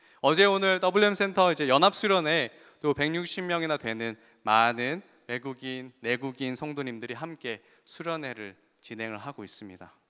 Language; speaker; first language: Korean; native; Korean